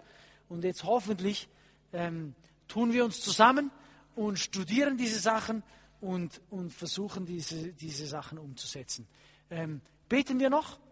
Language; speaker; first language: German; non-native, fluent; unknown